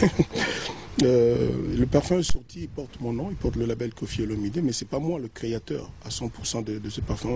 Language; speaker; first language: French; non-native, local second language; Lingala